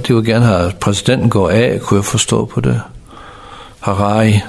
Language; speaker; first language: Danish; non-native, fluent; English